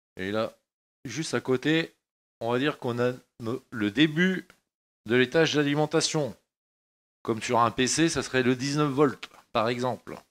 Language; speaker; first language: French; native; French